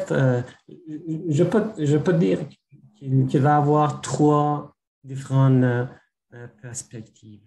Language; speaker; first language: French; non-native, fluent; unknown